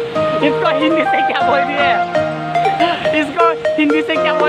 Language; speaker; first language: Hindi; non-native, local second language; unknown